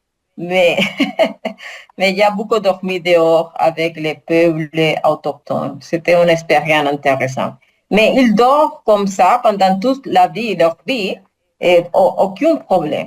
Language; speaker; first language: French; non-native, learner; Spanish